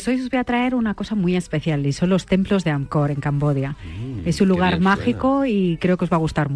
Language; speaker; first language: Spanish; native; Spanish